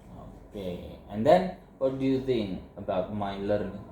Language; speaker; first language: English; non-native, learner; Indonesian